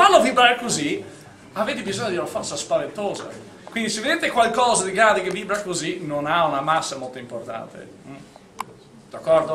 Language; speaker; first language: Italian; native; Italian